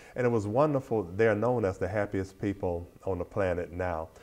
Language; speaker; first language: English; native; English